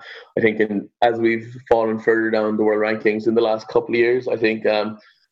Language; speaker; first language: English; native; English